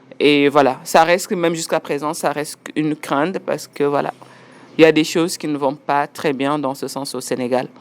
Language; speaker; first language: French; non-native, local second language; Wolof